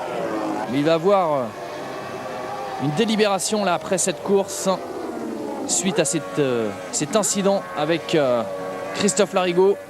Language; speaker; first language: French; native; French